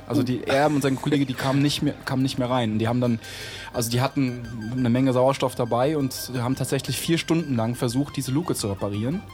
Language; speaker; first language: German; native; German